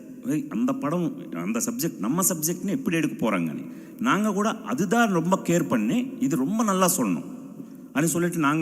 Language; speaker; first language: Tamil; non-native, fluent; Telugu